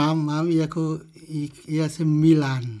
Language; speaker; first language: Czech; non-native, learner; Vietnamese